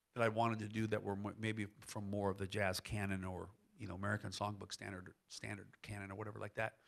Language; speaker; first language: English; native; English